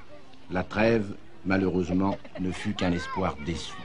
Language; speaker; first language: French; native; French